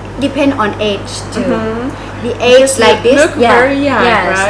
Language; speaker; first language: English; non-native, learner; Thai